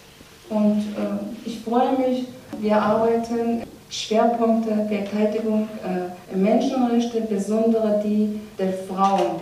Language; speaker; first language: German; non-native, learner; Persian